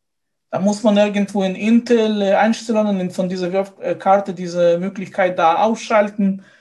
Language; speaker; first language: German; non-native, fluent; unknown